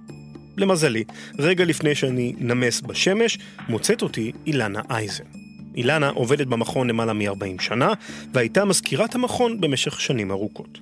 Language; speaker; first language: Hebrew; native; Hebrew